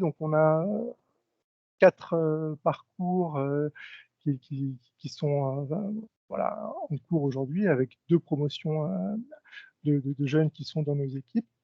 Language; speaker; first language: French; native; French